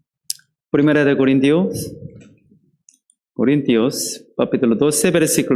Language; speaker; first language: Spanish; non-native, fluent; Korean